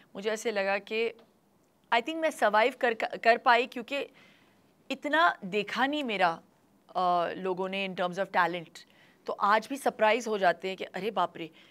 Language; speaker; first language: Hindi; non-native, local second language; Tulu